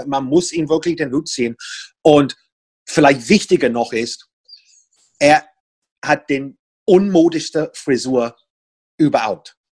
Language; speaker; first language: German; non-native, fluent; English